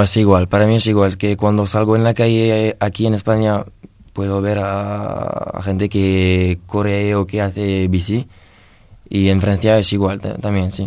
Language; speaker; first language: Spanish; non-native, learner; French